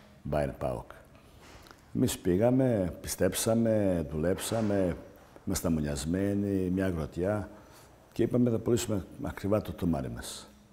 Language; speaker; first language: Greek; non-native, fluent; Serbian